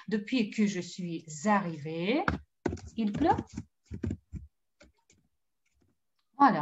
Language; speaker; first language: French; non-native, fluent; Russian